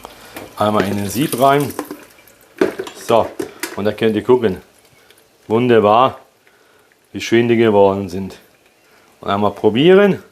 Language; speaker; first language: German; early bilingual, other home language; Polish